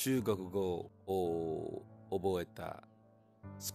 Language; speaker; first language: Japanese; non-native, learner; English